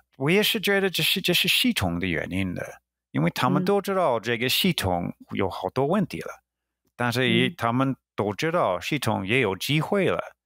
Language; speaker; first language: Chinese; non-native, fluent; English